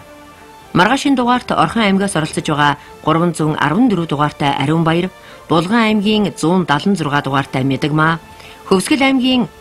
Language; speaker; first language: Mongolian; native; Mongolian